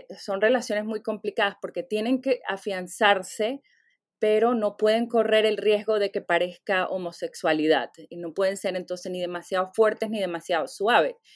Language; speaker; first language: Spanish; native; Spanish